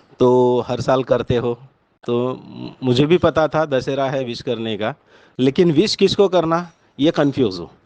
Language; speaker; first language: Hindi; non-native, local second language; Marathi